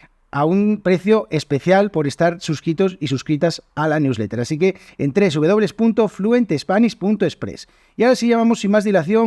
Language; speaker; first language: Spanish; native; Spanish